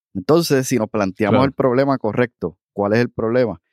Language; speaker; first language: Spanish; native; Spanish